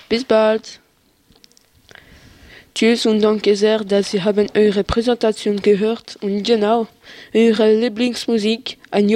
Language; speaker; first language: German; non-native, learner; French